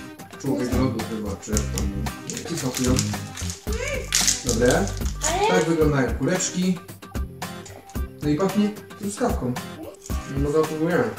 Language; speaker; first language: Polish; native; Polish